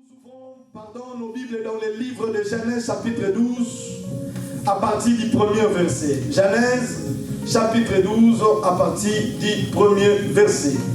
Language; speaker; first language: French; non-native, local second language; Lingala